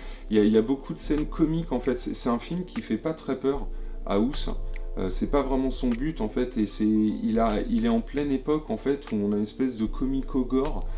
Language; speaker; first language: French; native; French